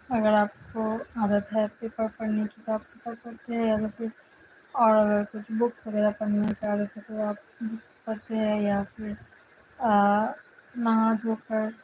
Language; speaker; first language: Hindi; non-native, local second language; Bangla